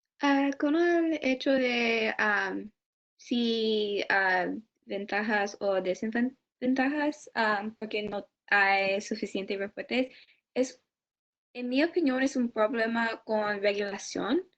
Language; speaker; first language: Spanish; non-native, learner; English